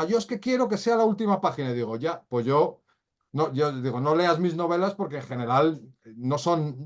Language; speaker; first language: Spanish; native; Spanish